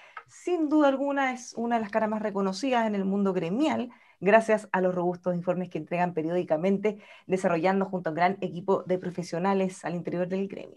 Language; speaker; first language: Spanish; native; Spanish